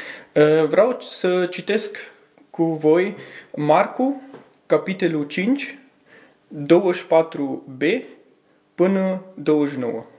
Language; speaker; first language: Romanian; early bilingual, heritage; Romanian